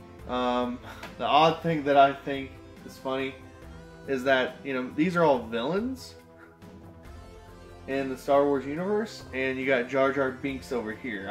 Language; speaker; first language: English; native; English